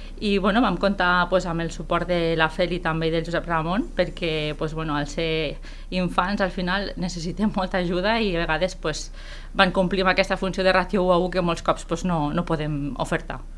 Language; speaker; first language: Catalan; native; Catalan